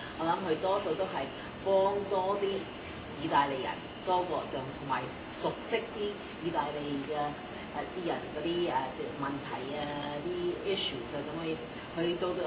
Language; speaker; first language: Cantonese; early bilingual, heritage; Cantonese